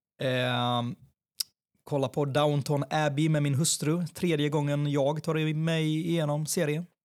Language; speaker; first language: Swedish; early bilingual, other home language; Persian